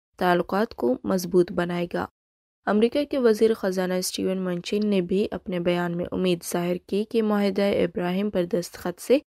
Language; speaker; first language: Urdu; non-native, local second language; Baluchi